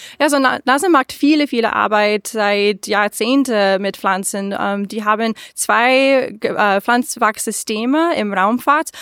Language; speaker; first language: German; non-native, learner; English